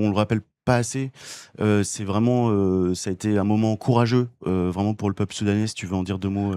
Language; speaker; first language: French; native; French